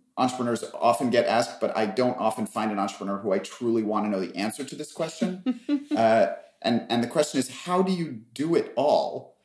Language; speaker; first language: English; native; English